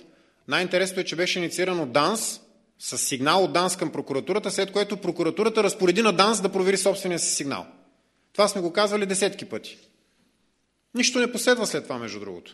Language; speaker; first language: Bulgarian; native; Bulgarian